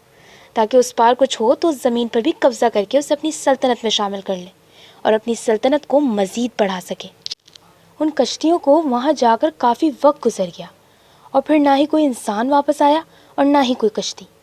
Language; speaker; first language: Urdu; native; Urdu